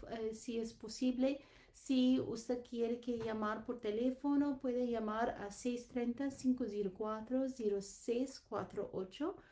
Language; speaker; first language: Spanish; non-native, learner; English